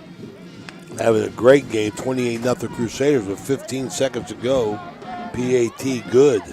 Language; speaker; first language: English; native; English